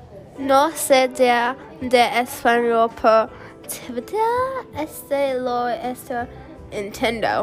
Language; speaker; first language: Spanish; non-native, learner; English